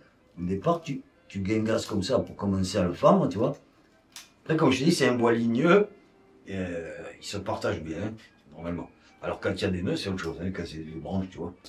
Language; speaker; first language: French; native; French